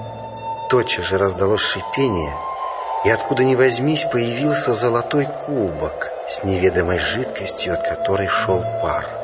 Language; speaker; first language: Russian; native; Russian